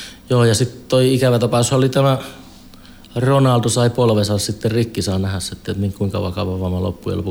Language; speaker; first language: Finnish; native; Finnish